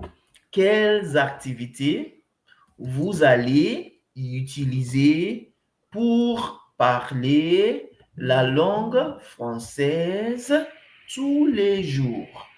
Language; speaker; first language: French; non-native, fluent; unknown